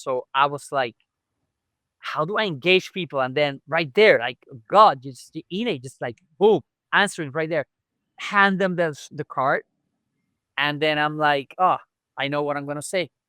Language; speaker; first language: English; non-native, local second language; Spanish